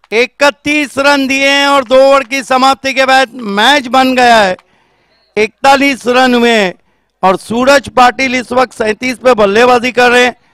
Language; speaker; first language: Hindi; non-native, local second language; Marathi